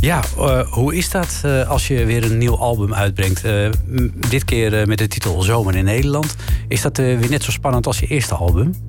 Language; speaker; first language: Dutch; native; Dutch